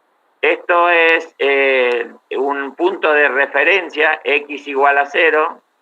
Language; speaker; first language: Spanish; native; Spanish